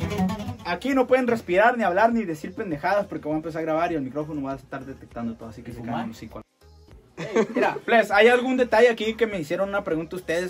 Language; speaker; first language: Spanish; native; Spanish